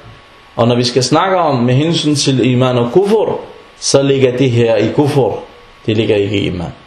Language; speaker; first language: Danish; early bilingual, other home language; Arabic